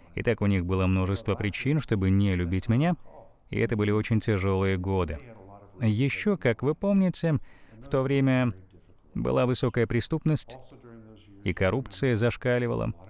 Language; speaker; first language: Russian; non-native, fluent; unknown